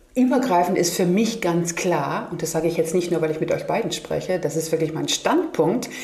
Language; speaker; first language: German; native; German